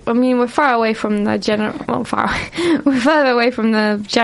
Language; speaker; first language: English; native; English